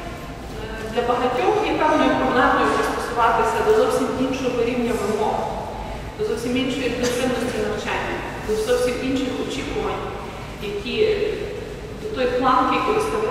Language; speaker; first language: Ukrainian; native; Ukrainian